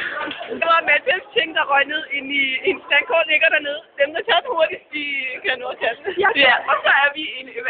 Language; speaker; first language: Danish; early bilingual, other home language; Turkish